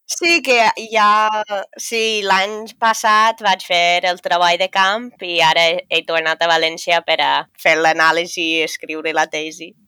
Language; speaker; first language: Catalan; non-native, fluent; English